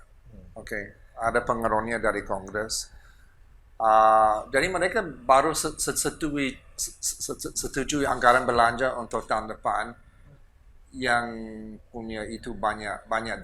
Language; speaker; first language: Indonesian; non-native, fluent; English